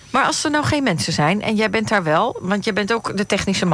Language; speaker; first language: Dutch; native; Dutch